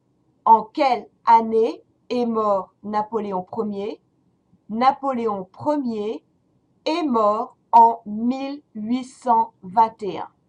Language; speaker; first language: French; non-native, fluent; English